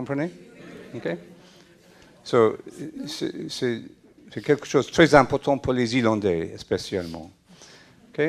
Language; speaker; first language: French; non-native, fluent; English